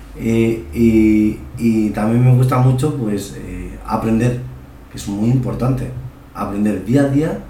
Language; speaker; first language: Spanish; early bilingual, other home language; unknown